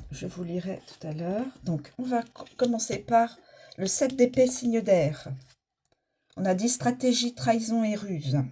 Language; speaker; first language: French; native; French